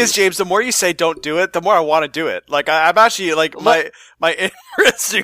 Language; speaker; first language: English; native; English